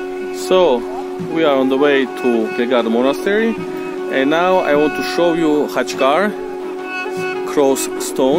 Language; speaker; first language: English; non-native, learner; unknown